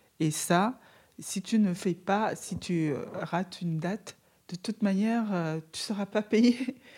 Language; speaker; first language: French; native; French